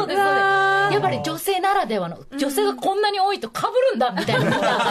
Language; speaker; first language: Japanese; native; Japanese